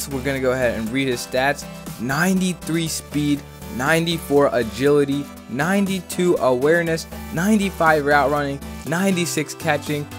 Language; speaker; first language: English; native; English